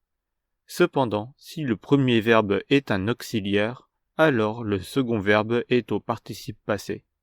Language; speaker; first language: French; non-native, fluent; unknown